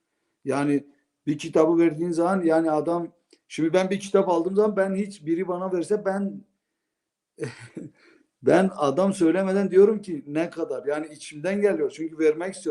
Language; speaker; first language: Turkish; non-native, local second language; Zaza